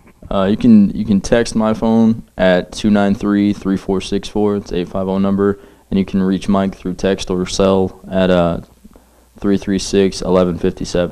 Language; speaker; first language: English; native; English